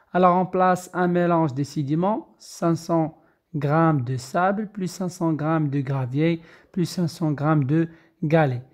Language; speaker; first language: French; non-native, local second language; Arabic